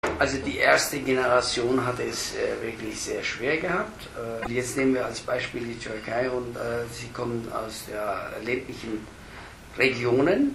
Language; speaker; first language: German; early bilingual, other home language; Turkish